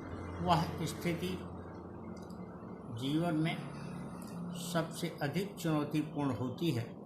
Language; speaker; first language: Hindi; native; Hindi